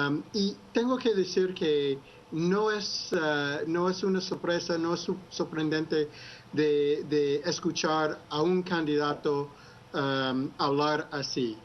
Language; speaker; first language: Spanish; non-native, fluent; English